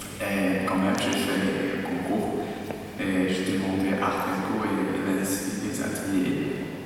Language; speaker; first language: French; non-native, learner; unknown